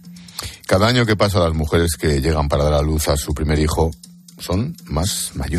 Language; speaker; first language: Spanish; native; Spanish